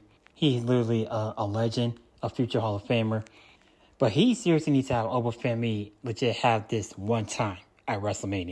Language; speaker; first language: English; native; English